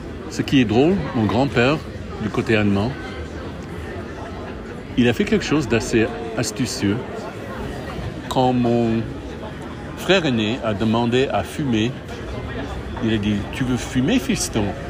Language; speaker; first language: French; non-native, fluent; English